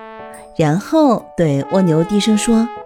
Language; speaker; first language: Chinese; native; Chinese